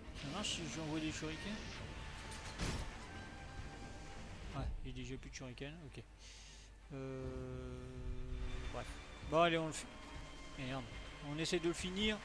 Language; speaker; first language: French; native; French